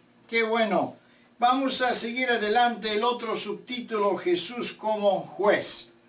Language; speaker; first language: Spanish; non-native, fluent; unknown